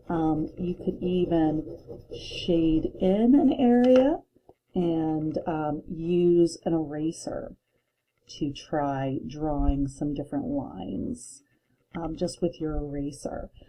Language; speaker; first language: English; native; English